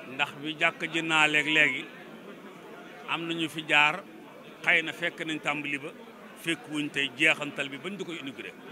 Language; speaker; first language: Wolof; non-native, local second language; Fula